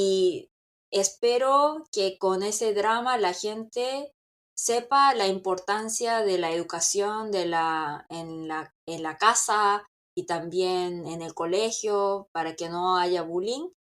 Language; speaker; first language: Spanish; non-native, local second language; Korean